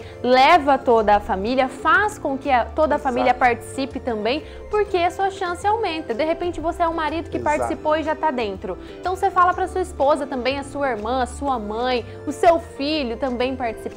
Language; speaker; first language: Portuguese; native; Portuguese